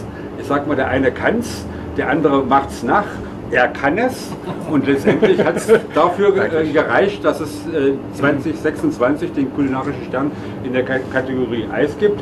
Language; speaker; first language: German; native; German